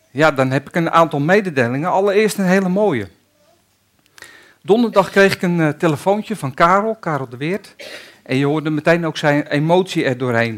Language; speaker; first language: Dutch; native; Dutch